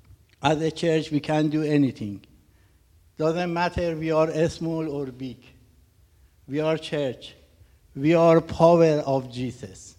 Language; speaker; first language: English; non-native, learner; Persian